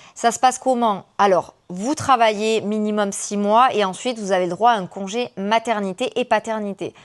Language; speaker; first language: French; native; French